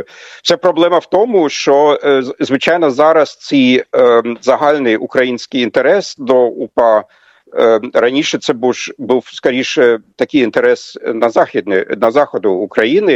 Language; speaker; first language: Ukrainian; non-native, fluent; German